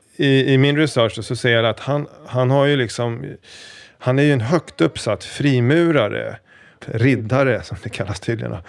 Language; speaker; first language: Swedish; native; Swedish